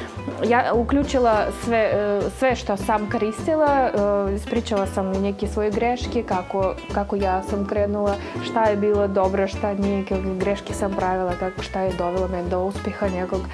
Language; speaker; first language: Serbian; non-native, fluent; Russian